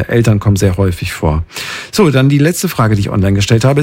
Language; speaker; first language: German; native; German